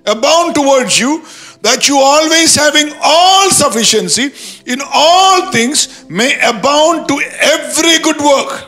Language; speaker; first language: English; non-native, local second language; Malayalam